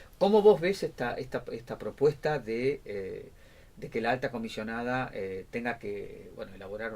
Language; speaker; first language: Spanish; native; Spanish